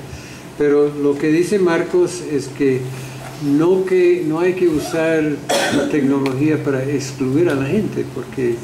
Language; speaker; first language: Spanish; non-native, fluent; English